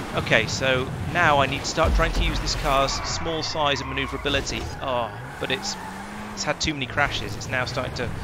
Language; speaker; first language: English; native; English